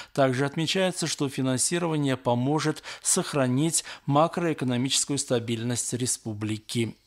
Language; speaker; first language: Russian; non-native, local second language; Armenian